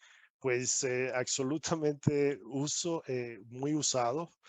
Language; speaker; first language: Spanish; native; Spanish